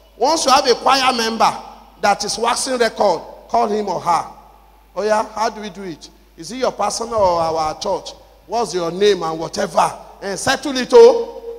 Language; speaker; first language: English; non-native, local second language; Yoruba